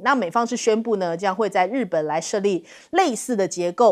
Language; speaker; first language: Chinese; native; Chinese